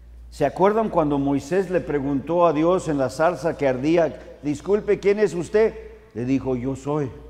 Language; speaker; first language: Spanish; early bilingual, heritage; Spanish